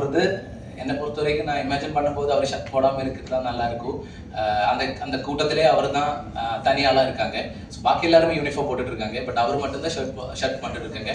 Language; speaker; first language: Tamil; non-native, fluent; Malayalam